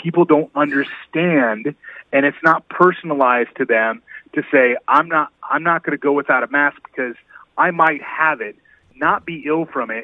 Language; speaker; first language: English; native; English